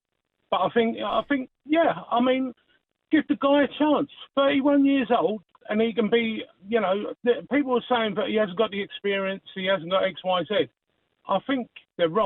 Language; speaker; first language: English; native; English